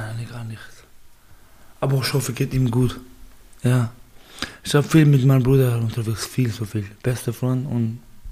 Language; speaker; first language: German; non-native, learner; Baluchi